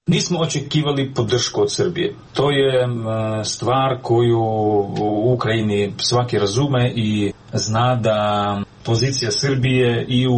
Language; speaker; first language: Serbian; non-native, fluent; Ukrainian